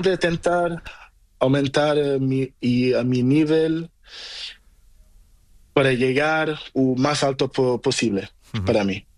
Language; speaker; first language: Spanish; non-native, learner; Portuguese